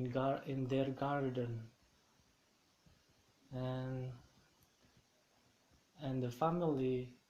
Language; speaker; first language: English; non-native, learner; Indonesian